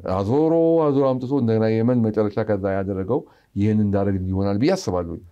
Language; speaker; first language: Amharic; native; Amharic